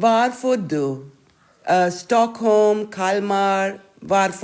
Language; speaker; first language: Swedish; non-native, learner; Urdu